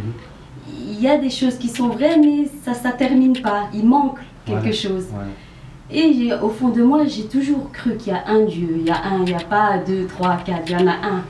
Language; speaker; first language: French; early bilingual, other home language; Khmer